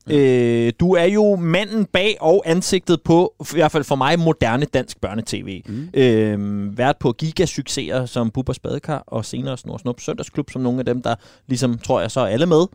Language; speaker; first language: Danish; native; Danish